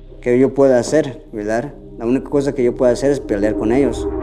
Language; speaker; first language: Spanish; early bilingual, heritage; Spanish